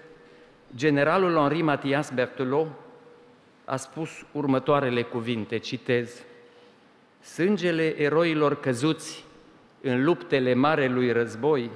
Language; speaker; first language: Romanian; native; Romanian